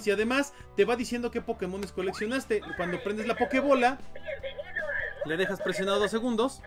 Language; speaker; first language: Spanish; native; Spanish